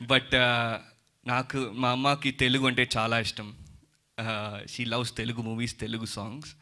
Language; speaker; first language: Telugu; early bilingual, heritage; Telugu